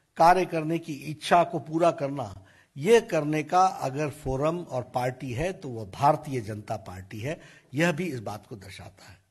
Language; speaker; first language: Hindi; native; Hindi